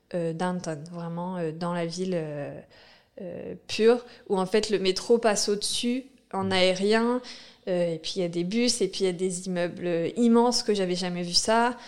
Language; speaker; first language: French; native; French